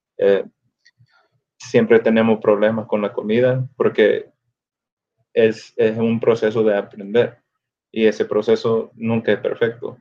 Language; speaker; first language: Spanish; early bilingual, other home language; English